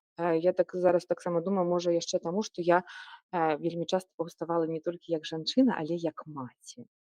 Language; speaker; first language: Belarusian; non-native, local second language; Russian